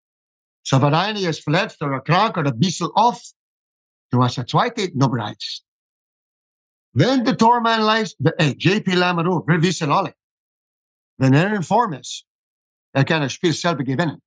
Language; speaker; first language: German; non-native, fluent; English